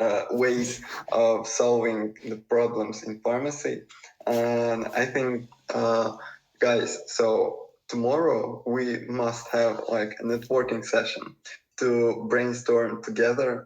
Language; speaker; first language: English; non-native, fluent; Russian